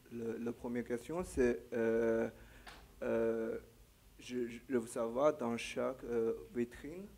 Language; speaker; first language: French; non-native, learner; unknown